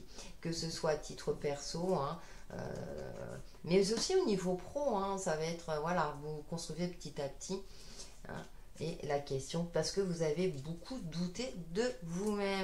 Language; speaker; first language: French; native; French